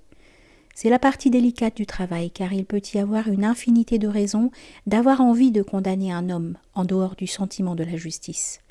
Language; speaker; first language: French; native; French